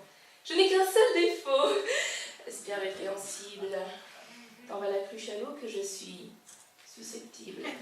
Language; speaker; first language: French; native; French